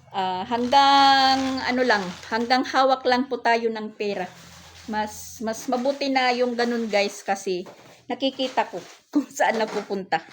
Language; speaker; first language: Filipino; native; Filipino